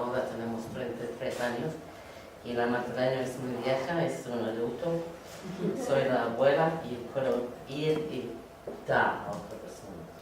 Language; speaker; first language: Spanish; non-native, learner; English